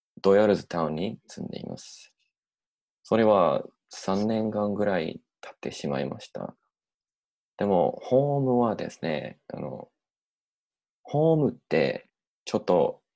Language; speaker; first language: Japanese; non-native, learner; English